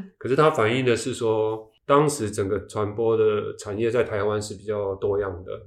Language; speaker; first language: Chinese; native; Chinese